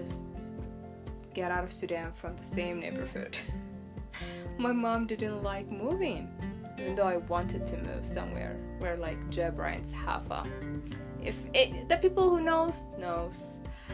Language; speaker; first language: English; non-native, fluent; Tigrinya